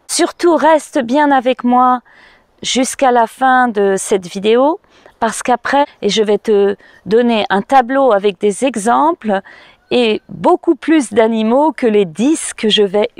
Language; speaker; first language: French; native; French